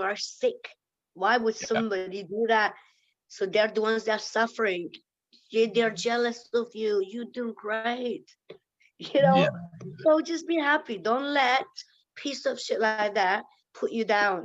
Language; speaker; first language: English; non-native, fluent; Lithuanian